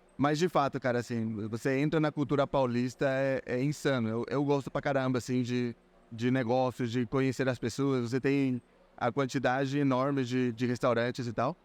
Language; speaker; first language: Portuguese; non-native, fluent; Spanish